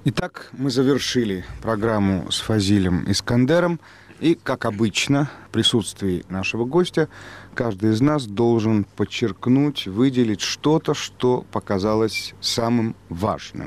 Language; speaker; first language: Russian; native; Russian